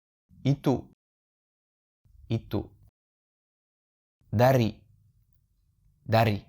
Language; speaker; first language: Indonesian; non-native, fluent; French